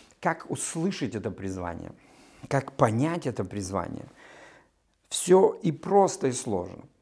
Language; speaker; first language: Russian; native; Russian